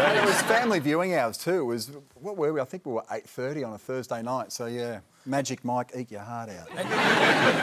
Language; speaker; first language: English; native; English